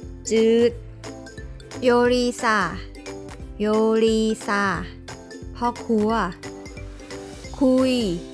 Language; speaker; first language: Korean; non-native, fluent; Thai